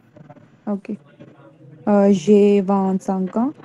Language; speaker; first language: French; non-native, learner; Hindi